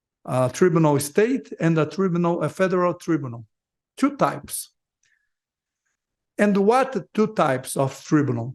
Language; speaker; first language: English; non-native, learner; Portuguese